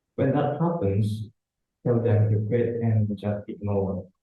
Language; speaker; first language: English; non-native, learner; Japanese